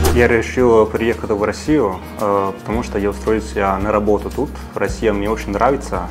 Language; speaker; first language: Russian; non-native, fluent; Italian